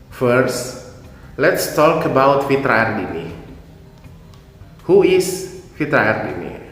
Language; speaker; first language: English; non-native, fluent; Indonesian